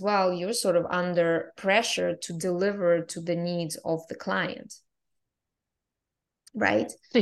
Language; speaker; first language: English; non-native, fluent; Russian